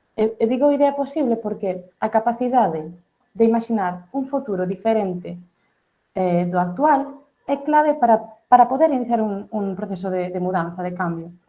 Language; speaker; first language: Galician; early bilingual, heritage; Catalan